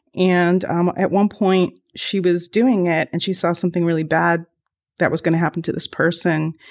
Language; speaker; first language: English; early bilingual, other home language; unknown